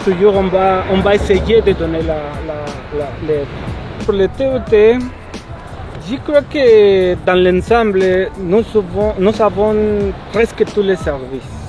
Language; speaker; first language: French; non-native, fluent; Spanish